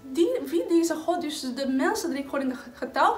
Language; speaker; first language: Dutch; non-native, fluent; Portuguese